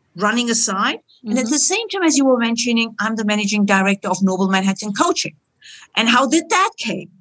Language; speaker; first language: English; non-native, fluent; Turkish